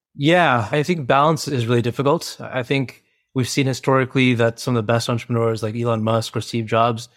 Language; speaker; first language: English; early bilingual, other home language; Hindi